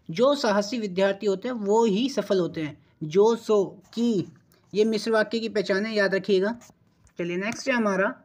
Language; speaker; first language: Hindi; native; Hindi